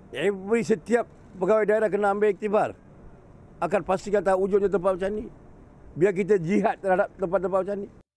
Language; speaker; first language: Malay; non-native, local second language; Tamil